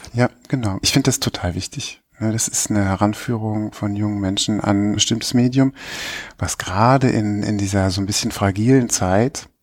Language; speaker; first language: German; native; German